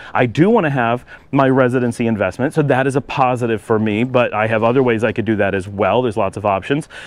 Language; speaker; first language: English; native; English